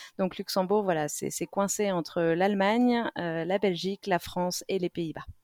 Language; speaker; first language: French; native; French